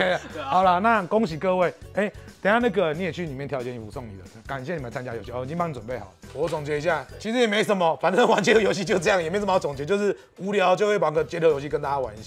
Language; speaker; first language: Chinese; native; Chinese